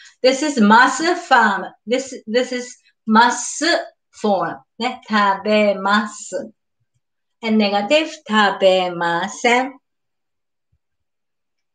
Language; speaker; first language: English; non-native, learner; Japanese